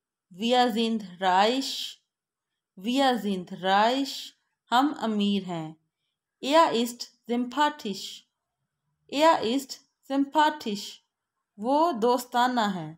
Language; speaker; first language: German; non-native, fluent; Urdu